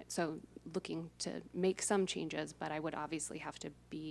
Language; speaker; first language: English; native; English